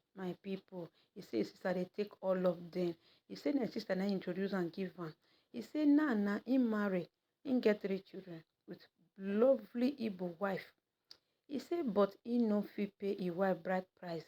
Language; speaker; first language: Nigerian Pidgin; native; Nigerian Pidgin